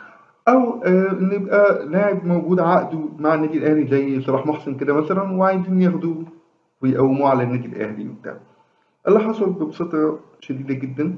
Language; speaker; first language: Arabic; native; Arabic